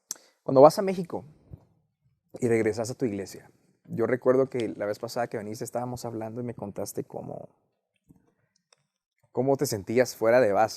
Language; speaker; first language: Spanish; native; Spanish